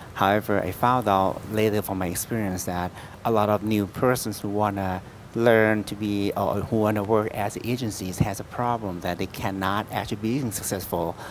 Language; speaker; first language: English; non-native, fluent; Thai